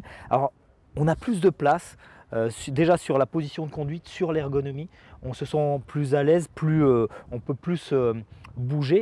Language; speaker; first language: French; native; French